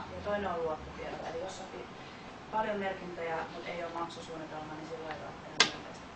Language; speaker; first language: Finnish; native; Finnish